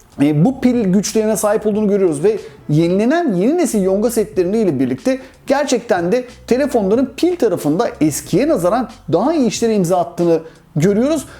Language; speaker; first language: Turkish; native; Turkish